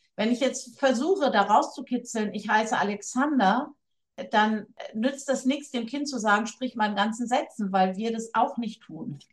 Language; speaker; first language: German; native; German